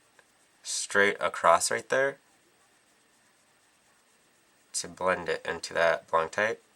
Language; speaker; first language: English; native; English